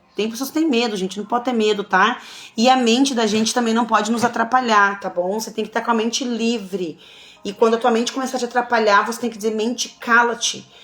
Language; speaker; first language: Portuguese; native; Portuguese